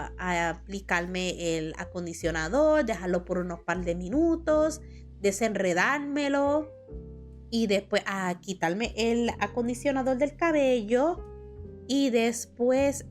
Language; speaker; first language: Spanish; early bilingual, heritage; Spanish